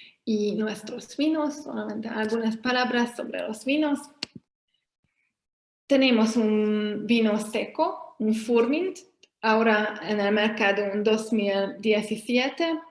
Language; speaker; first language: Spanish; non-native, fluent; Hungarian